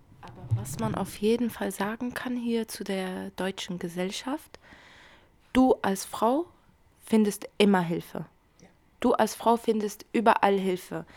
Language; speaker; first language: German; early bilingual, other home language; Kurdish